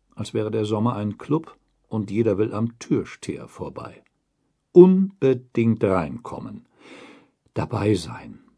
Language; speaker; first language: German; native; German